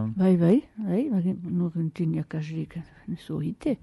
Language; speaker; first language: Basque; native; Basque